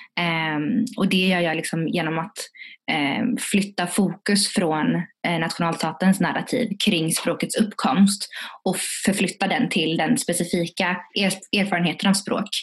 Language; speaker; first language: Swedish; early bilingual, other home language; Tigrinya